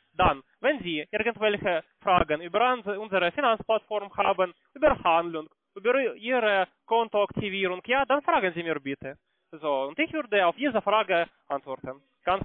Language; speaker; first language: German; non-native, learner; Russian